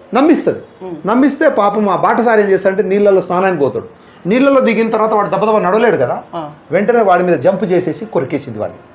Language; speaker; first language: Telugu; native; Telugu